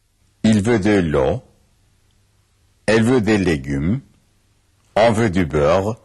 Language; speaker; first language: French; non-native, fluent; Turkish